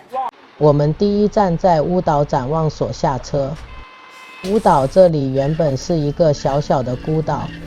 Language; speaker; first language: Chinese; native; Chinese